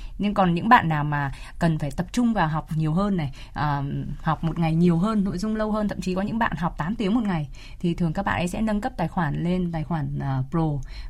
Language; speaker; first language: Vietnamese; native; Vietnamese